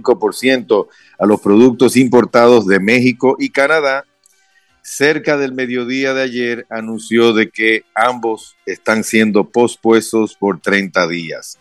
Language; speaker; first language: Spanish; native; Spanish